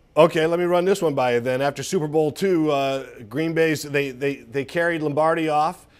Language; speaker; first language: English; native; English